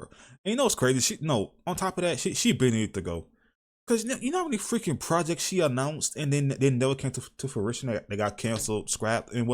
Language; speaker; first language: English; native; English